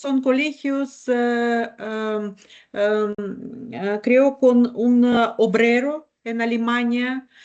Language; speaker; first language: Spanish; non-native, learner; Russian